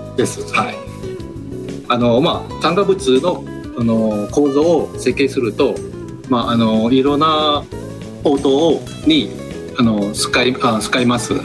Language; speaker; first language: Japanese; non-native, fluent; Malay